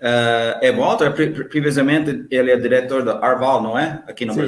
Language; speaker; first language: Portuguese; non-native, learner; English